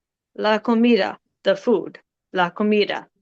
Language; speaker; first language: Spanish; non-native, learner; English